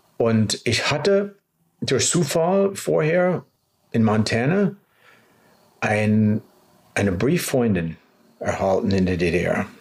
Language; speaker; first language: German; non-native, fluent; English